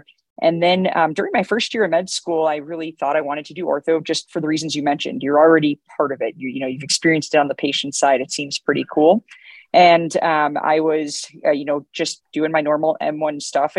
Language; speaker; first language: English; native; English